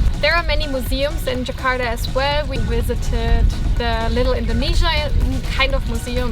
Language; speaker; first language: English; non-native, fluent; German